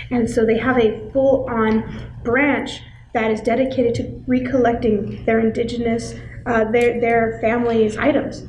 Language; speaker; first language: English; native; English